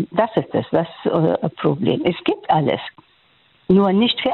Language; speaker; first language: German; non-native, fluent; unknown